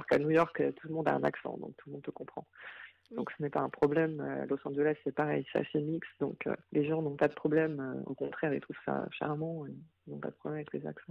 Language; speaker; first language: French; native; French